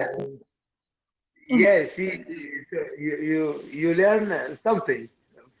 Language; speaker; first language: English; non-native, learner; Arabic